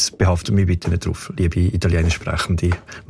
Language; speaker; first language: German; native; German